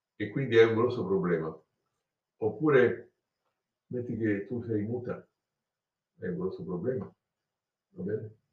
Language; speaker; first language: Italian; native; Italian